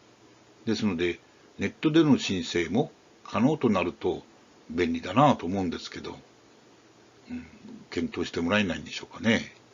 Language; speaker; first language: Japanese; native; Japanese